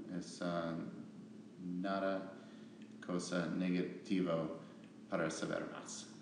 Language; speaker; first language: Spanish; non-native, learner; English